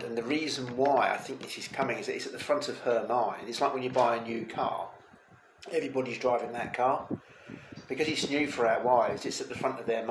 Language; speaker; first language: English; native; English